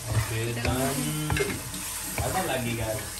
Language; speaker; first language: Indonesian; non-native, learner; Urdu